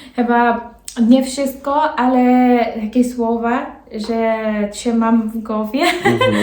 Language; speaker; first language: Polish; non-native, learner; Persian